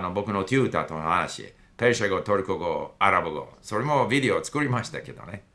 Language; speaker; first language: Japanese; non-native, fluent; English